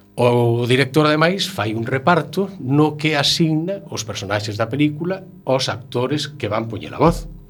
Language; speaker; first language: Galician; native; Galician